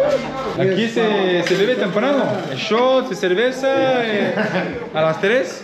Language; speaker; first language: Spanish; non-native, learner; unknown